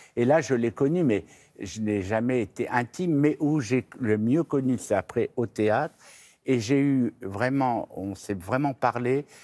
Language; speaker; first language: French; native; French